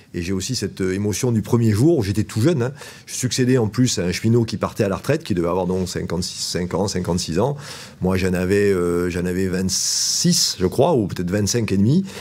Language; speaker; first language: French; native; French